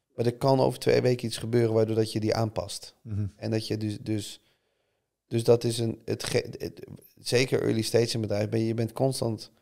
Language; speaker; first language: Dutch; native; Dutch